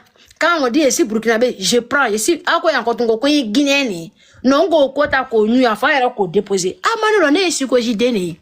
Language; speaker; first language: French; non-native, local second language; Dyula